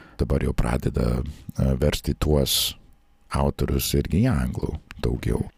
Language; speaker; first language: Lithuanian; non-native, fluent; English